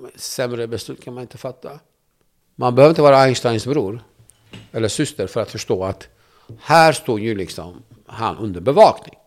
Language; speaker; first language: Swedish; non-native, fluent; Kurdish